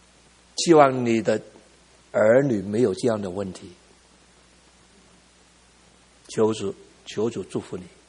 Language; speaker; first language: Chinese; early bilingual, heritage; Cantonese